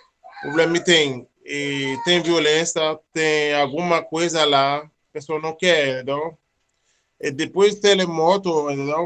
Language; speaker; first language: Portuguese; non-native, learner; Haitian Creole